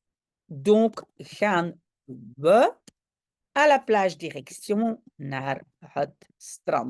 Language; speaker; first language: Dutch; non-native, local second language; French